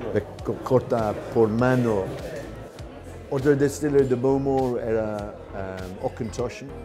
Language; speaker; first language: Spanish; non-native, learner; English